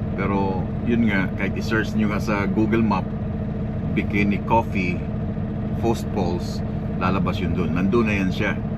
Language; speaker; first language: Filipino; non-native, local second language; Cebuano